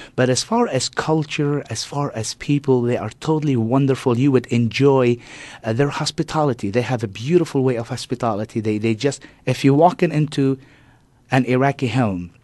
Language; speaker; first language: English; non-native, fluent; Arabic